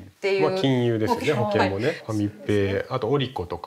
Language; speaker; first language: Japanese; native; Japanese